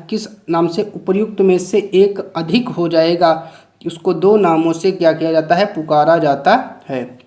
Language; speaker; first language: Hindi; native; Hindi